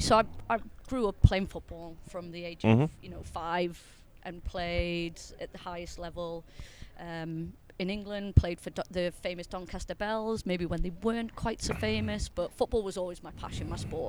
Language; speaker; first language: English; native; English